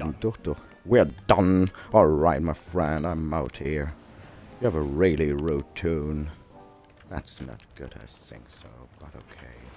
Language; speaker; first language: English; non-native, learner; German